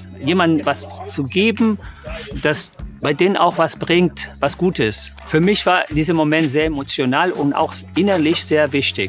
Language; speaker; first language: German; non-native, fluent; English